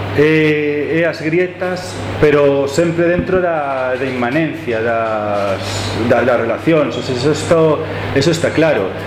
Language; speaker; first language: Galician; non-native, local second language; Spanish